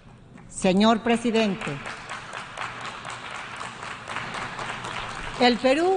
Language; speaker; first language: Spanish; native; Spanish